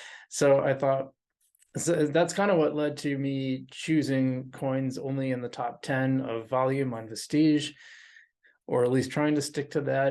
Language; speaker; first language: English; native; English